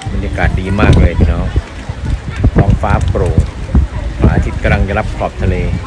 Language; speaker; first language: Thai; native; Thai